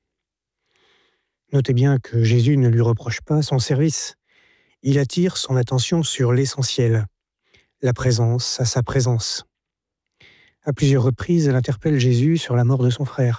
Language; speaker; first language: French; native; French